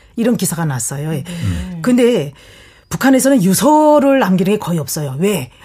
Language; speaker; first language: Korean; native; Korean